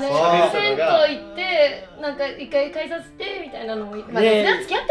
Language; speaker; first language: Japanese; native; Japanese